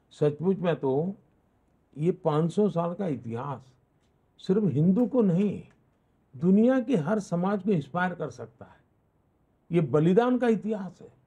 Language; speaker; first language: Hindi; non-native, local second language; Gujarati